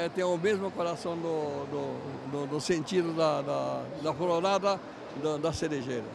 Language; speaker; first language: Portuguese; native; Portuguese